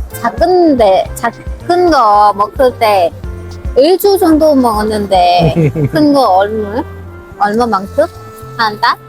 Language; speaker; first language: Korean; non-native, learner; Vietnamese